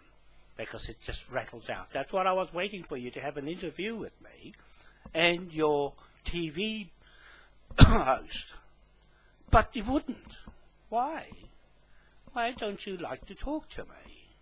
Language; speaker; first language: English; native; English